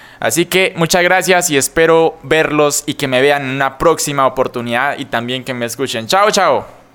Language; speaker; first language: Spanish; native; Spanish